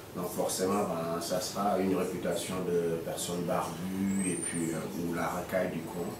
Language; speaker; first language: French; non-native, local second language; Wolof